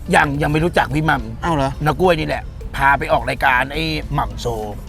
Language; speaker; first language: Thai; native; Thai